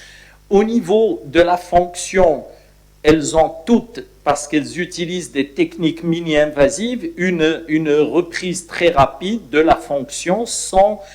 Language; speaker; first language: French; non-native, local second language; Arabic